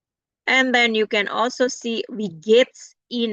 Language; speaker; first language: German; non-native, fluent; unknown